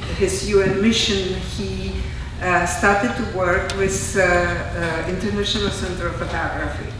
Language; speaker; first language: English; non-native, fluent; Czech